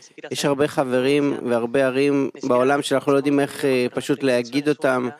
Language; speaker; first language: Hebrew; non-native, fluent; Spanish